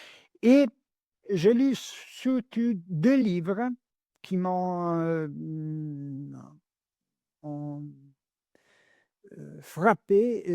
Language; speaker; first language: French; non-native, learner; Italian